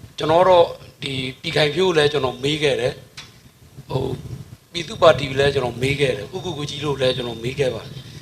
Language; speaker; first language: Burmese; native; Burmese